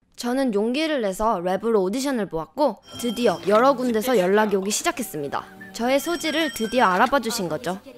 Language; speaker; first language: Korean; native; Korean